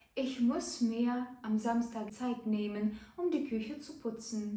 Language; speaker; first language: German; non-native, fluent; Ukrainian